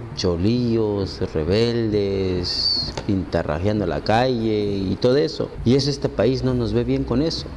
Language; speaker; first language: Spanish; native; Spanish